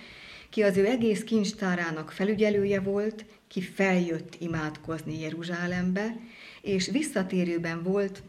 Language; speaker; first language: Hungarian; native; Hungarian